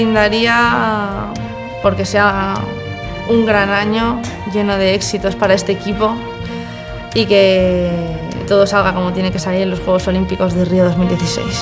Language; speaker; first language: Spanish; native; Spanish